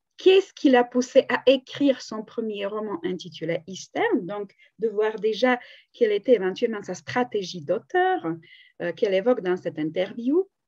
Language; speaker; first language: French; non-native, fluent; Slovak